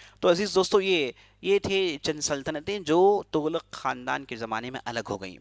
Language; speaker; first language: Urdu; native; Urdu